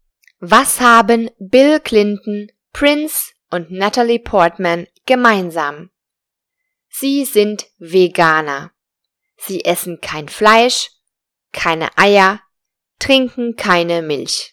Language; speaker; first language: German; non-native, fluent; Spanish